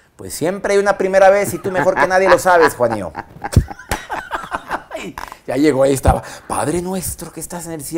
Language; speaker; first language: Spanish; native; Spanish